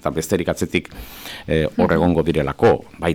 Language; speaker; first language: Basque; native; Basque